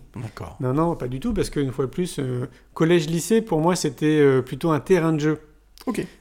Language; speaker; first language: French; native; French